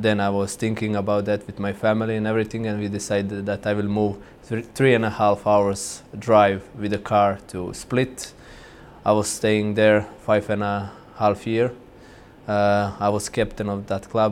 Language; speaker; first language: English; non-native, fluent; Croatian